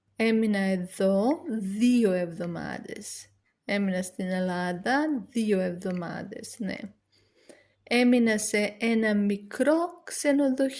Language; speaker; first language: Greek; non-native, learner; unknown